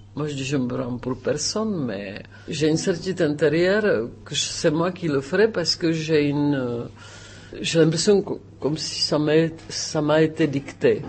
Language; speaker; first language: French; non-native, fluent; Czech